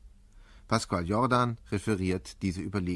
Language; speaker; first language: German; native; German